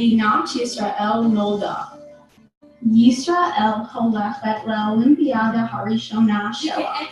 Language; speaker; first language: Hebrew; non-native, learner; English